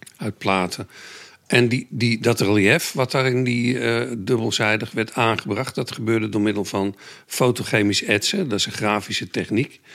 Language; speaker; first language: Dutch; native; Dutch